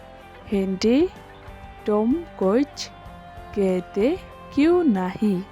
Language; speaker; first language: Hindi; non-native, local second language; Khasi